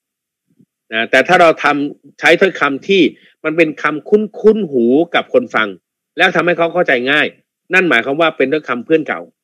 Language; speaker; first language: Thai; native; Thai